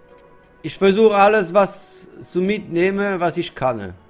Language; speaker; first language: German; non-native, learner; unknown